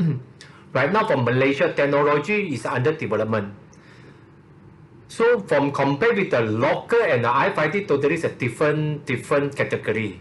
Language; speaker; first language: English; non-native, learner; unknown